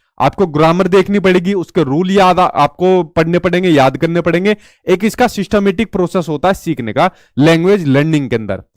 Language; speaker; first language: Hindi; native; Hindi